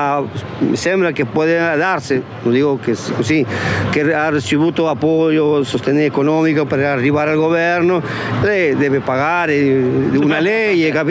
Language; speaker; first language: Italian; non-native, learner; Spanish